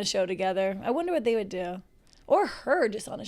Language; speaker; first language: English; native; English